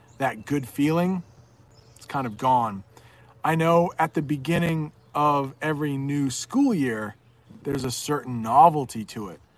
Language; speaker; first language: English; native; English